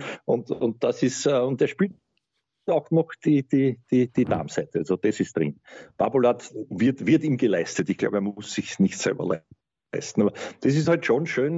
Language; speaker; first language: German; native; German